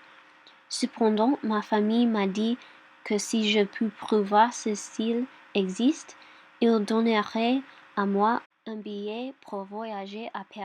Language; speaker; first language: French; non-native, learner; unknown